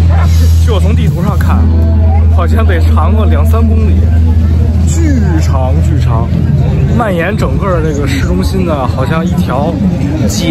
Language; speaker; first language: Chinese; native; Chinese